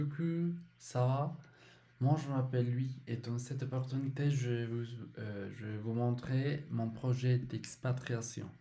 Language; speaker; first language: French; non-native, learner; Spanish